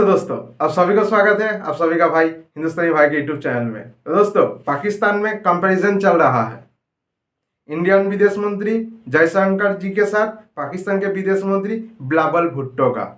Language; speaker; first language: Hindi; non-native, local second language; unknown